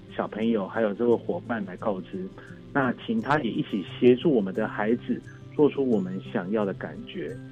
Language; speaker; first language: Chinese; native; Chinese